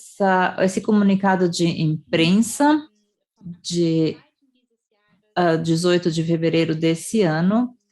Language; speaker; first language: Portuguese; non-native, fluent; German